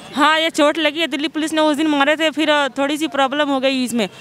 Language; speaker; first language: Hindi; native; Hindi